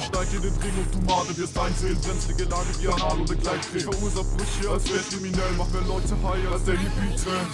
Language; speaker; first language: German; native; German